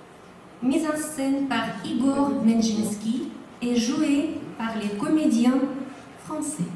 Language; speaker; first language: French; non-native, fluent; Russian